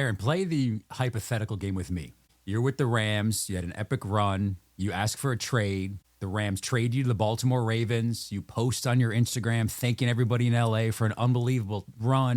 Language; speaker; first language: English; native; English